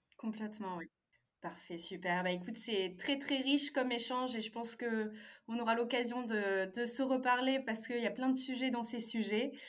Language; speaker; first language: French; native; French